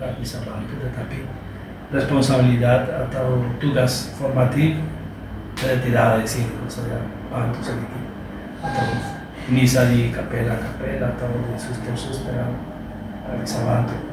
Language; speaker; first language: Indonesian; non-native, learner; Spanish